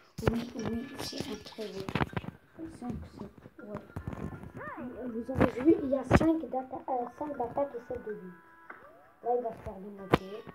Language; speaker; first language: French; native; French